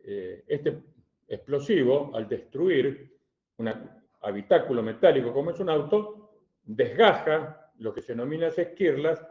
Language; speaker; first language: Spanish; native; Spanish